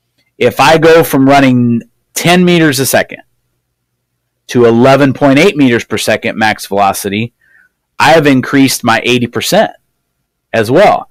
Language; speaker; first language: English; native; English